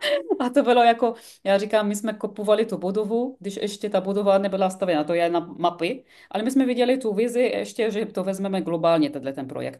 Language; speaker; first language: Czech; non-native, fluent; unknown